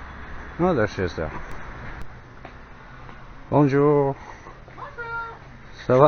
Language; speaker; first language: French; non-native, learner; English